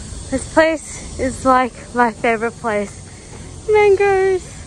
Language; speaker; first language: English; early bilingual, other home language; Korean